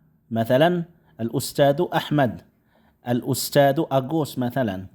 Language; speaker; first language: Arabic; non-native, fluent; Indonesian